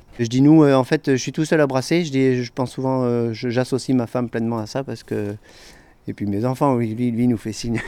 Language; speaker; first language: French; native; French